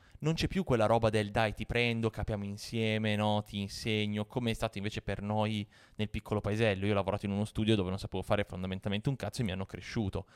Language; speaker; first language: Italian; native; Italian